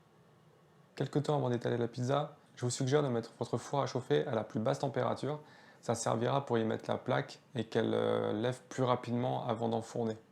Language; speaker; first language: French; native; French